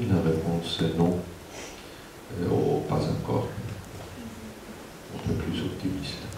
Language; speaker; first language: French; non-native, fluent; Spanish